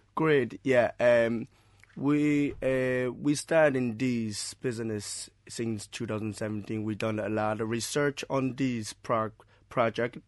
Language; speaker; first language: English; non-native, learner; Chinese